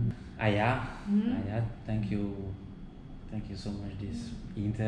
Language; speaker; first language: English; non-native, learner; Hungarian